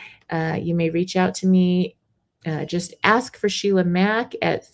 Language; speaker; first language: English; native; English